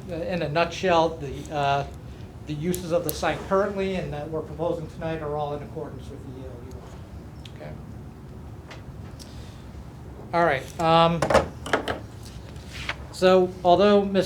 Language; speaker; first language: English; native; English